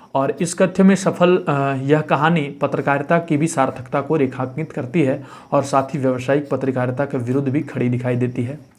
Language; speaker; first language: Hindi; native; Hindi